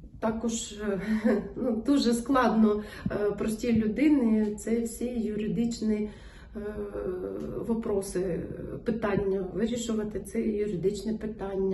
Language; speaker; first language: Ukrainian; non-native, local second language; Russian